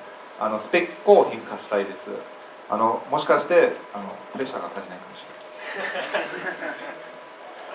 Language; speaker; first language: Japanese; non-native, fluent; English